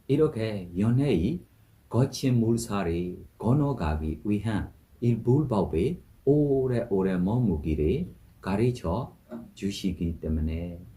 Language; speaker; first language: Korean; non-native, fluent; Burmese